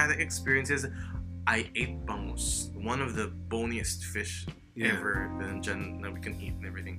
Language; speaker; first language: English; non-native, local second language; Filipino